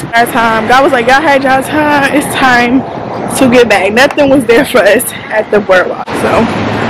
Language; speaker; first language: English; native; English